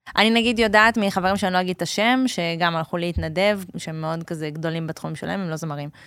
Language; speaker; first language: Hebrew; early bilingual, other home language; Russian